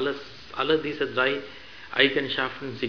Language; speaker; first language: German; non-native, fluent; Sinhala